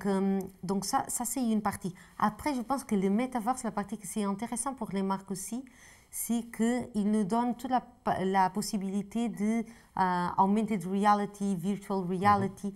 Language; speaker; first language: French; non-native, fluent; Portuguese